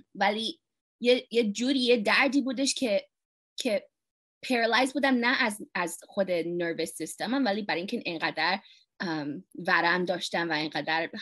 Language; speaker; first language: Persian; early bilingual, heritage; Persian